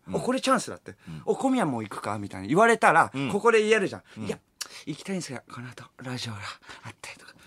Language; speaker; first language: Japanese; native; Japanese